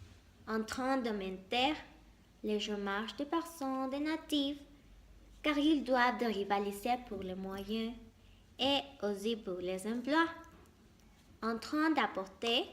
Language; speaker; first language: French; non-native, learner; Spanish